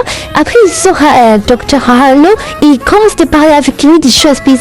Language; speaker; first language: French; non-native, learner; Arabic